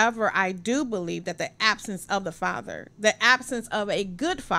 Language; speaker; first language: English; native; English